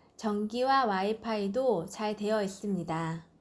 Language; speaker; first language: Korean; native; Korean